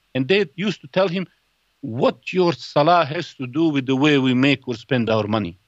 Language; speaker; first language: English; non-native, fluent; Bosnian